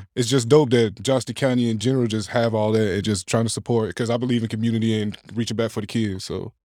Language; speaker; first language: English; native; English